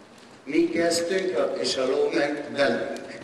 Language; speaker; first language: Hungarian; non-native, learner; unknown